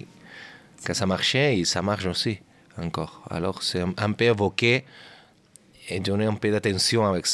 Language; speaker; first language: French; non-native, learner; Catalan